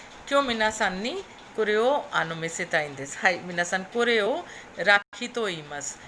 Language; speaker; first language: Japanese; non-native, fluent; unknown